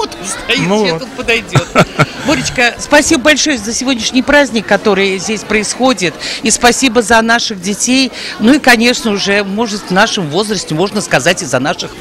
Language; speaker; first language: Russian; native; Russian